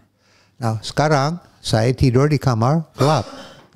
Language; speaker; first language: Indonesian; non-native, fluent; English